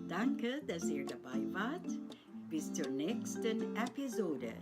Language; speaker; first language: German; non-native, fluent; Filipino